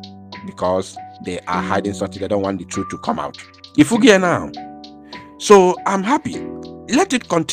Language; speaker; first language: English; non-native, local second language; Igbo